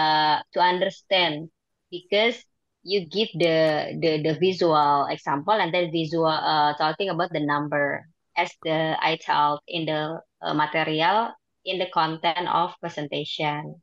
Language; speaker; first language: English; non-native, fluent; Indonesian